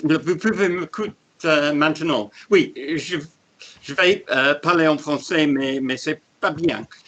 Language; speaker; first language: French; non-native, learner; English